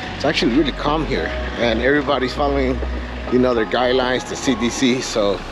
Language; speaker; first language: English; early bilingual, other home language; Spanish